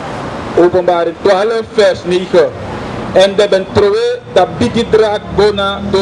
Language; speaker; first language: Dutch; non-native, local second language; Sranan Tongo